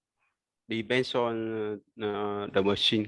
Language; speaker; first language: English; non-native, learner; Vietnamese